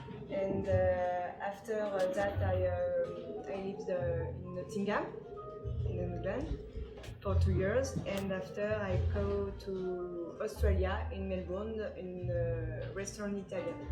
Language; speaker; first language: English; non-native, learner; French